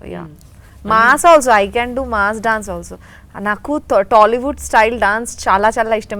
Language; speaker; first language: Telugu; non-native, learner; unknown